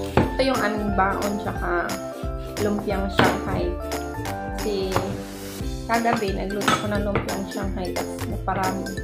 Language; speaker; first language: Filipino; non-native, local second language; Cebuano